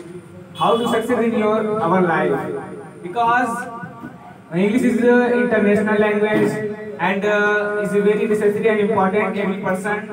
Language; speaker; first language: English; non-native, learner; Hindi